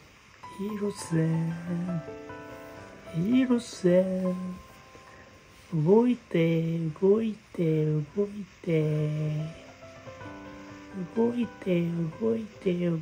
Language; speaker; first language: Japanese; non-native, learner; Nepali